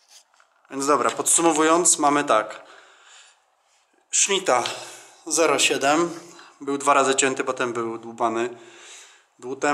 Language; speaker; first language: Polish; native; Polish